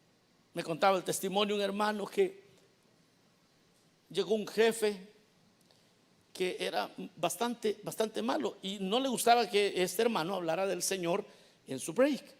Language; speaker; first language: Spanish; native; Spanish